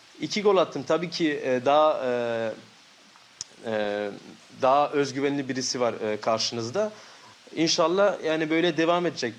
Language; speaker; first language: Turkish; early bilingual, heritage; Turkish